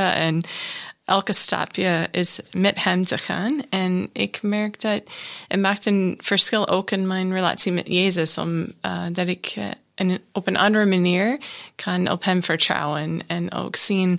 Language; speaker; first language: Dutch; non-native, learner; English